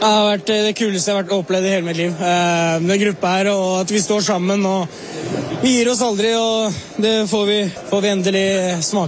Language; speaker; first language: Norwegian; native; Norwegian